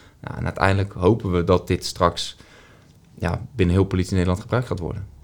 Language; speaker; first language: Dutch; native; Dutch